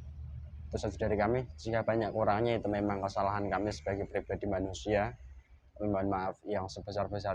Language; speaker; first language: Indonesian; native; Indonesian